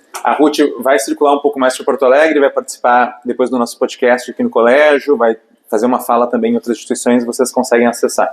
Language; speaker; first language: Portuguese; native; Portuguese